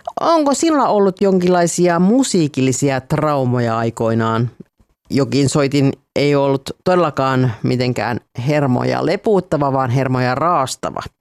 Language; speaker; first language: Finnish; native; Finnish